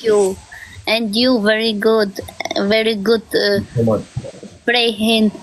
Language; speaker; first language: English; non-native, learner; Albanian